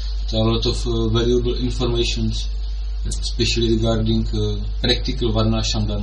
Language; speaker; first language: English; non-native, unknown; Czech